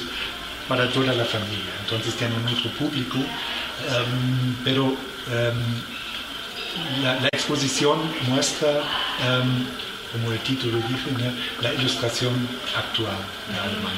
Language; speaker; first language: Spanish; non-native, fluent; German